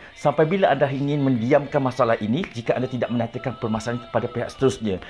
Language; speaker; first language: Malay; native; Malay